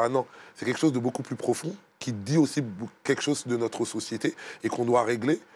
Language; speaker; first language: French; native; French